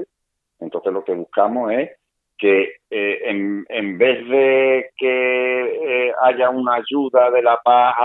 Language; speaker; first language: Spanish; native; Spanish